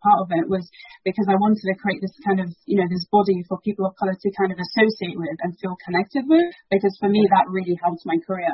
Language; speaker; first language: English; early bilingual, other home language; Persian